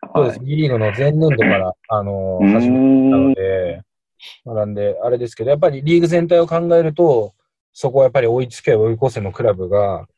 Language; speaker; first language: Japanese; native; Japanese